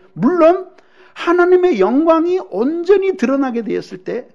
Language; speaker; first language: Korean; native; Korean